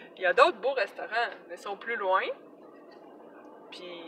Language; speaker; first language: French; native; French